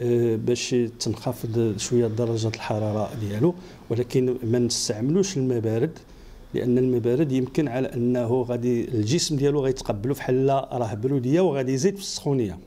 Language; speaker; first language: Arabic; native; Arabic